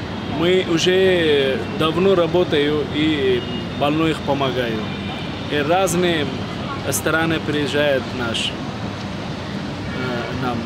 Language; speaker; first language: Russian; non-native, learner; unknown